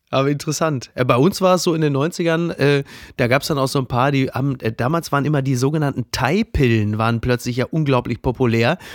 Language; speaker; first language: German; native; German